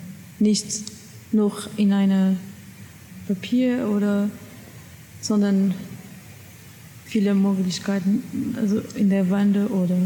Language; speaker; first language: German; non-native, learner; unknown